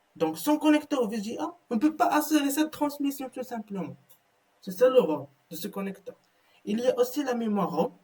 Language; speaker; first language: French; non-native, local second language; Arabic